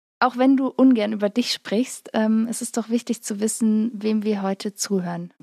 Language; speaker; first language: German; native; German